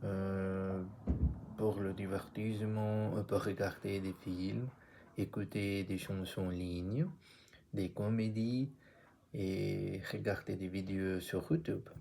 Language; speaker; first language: French; non-native, learner; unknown